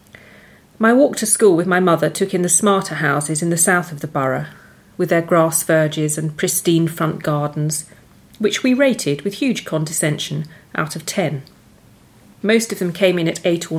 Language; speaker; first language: English; native; English